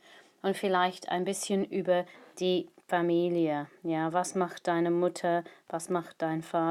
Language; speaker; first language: German; non-native, fluent; English